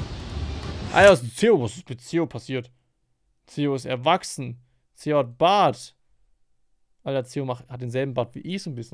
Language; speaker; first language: German; native; German